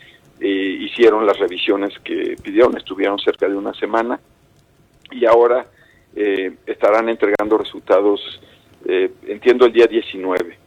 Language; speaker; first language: Spanish; native; Spanish